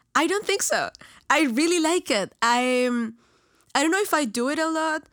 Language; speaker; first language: English; non-native, fluent; Spanish